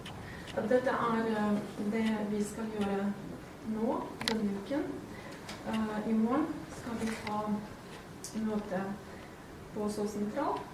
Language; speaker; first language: Norwegian; non-native, fluent; Ukrainian